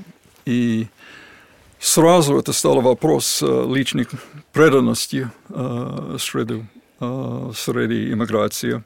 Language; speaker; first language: Russian; non-native, fluent; English